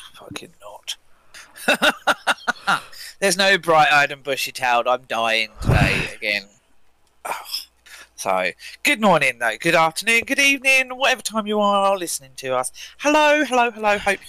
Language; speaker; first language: English; native; English